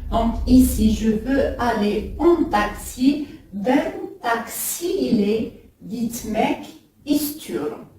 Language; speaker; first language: Turkish; non-native, learner; French